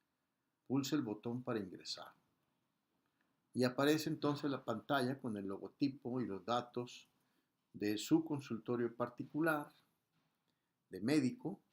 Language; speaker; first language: Spanish; native; Spanish